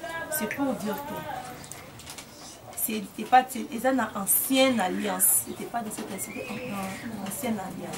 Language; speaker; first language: French; non-native, local second language; Lingala